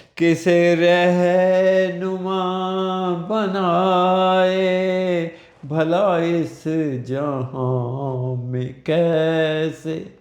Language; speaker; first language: Urdu; non-native, local second language; Punjabi